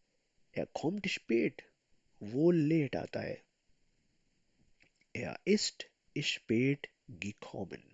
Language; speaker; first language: German; non-native, fluent; Urdu